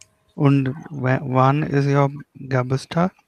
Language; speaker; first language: German; non-native, learner; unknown